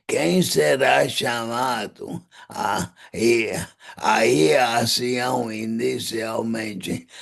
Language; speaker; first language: Portuguese; non-native, fluent; English